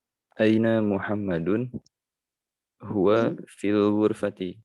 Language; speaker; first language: Arabic; non-native, learner; Indonesian